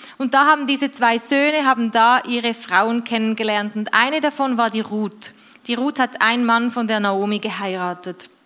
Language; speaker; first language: German; native; German